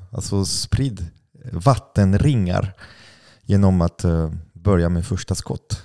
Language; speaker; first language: Swedish; non-native, fluent; French